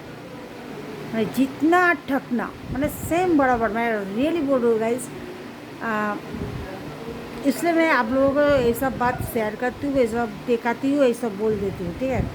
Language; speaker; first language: Hindi; non-native, local second language; Bangla